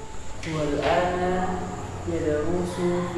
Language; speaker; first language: Arabic; non-native, learner; Indonesian